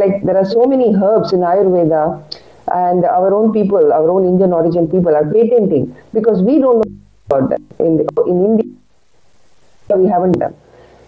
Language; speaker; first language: English; non-native, local second language; Kannada